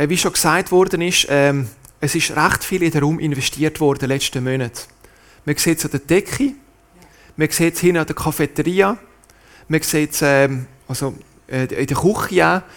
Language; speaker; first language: German; native; German